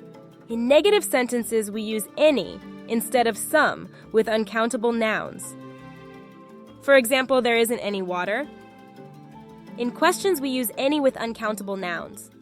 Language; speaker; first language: English; non-native, fluent; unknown